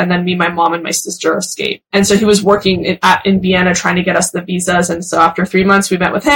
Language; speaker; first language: English; early bilingual, other home language; Persian